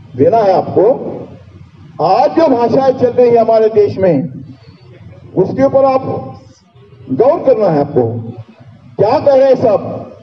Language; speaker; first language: Hindi; non-native, local second language; Marathi